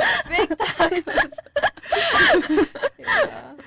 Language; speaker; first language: English; non-native, learner; Korean